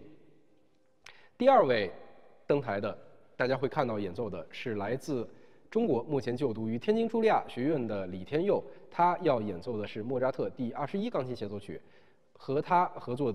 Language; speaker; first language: Chinese; native; Chinese